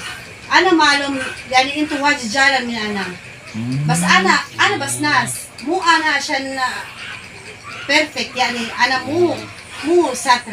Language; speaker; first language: Arabic; non-native, learner; Filipino